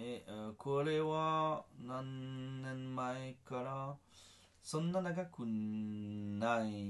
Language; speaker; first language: Japanese; non-native, learner; French